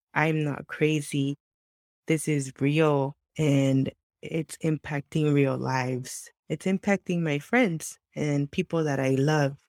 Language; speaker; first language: English; early bilingual, other home language; Spanish